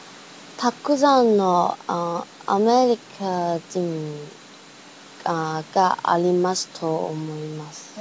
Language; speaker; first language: Japanese; non-native, learner; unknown